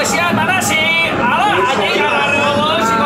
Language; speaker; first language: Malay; non-native, local second language; Sundanese